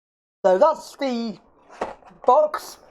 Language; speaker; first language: English; native; English